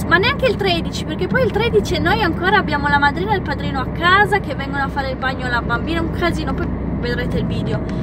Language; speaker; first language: Italian; non-native, fluent; Romanian